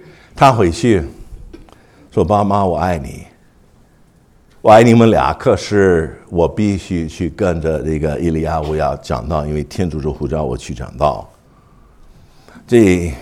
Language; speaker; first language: Chinese; non-native, fluent; English